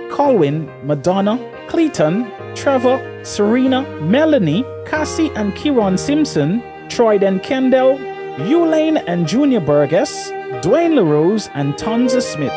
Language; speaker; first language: English; native; English